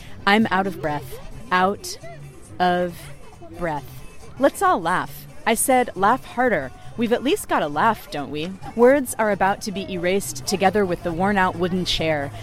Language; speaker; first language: English; native; English